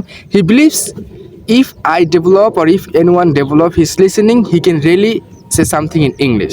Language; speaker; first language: English; non-native, learner; Bangla